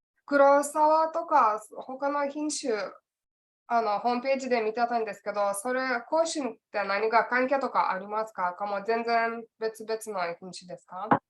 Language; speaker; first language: Japanese; non-native, learner; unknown